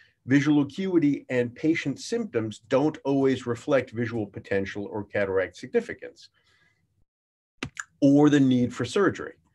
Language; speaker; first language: English; native; English